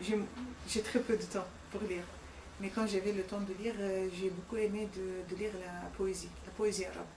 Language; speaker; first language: French; non-native, fluent; Arabic